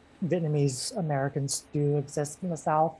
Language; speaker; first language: English; native; English